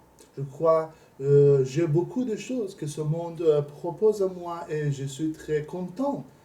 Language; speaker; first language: French; non-native, learner; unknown